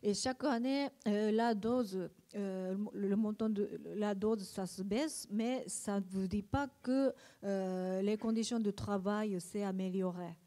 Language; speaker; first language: French; non-native, learner; Japanese